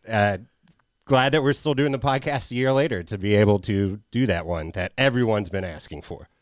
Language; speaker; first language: English; native; English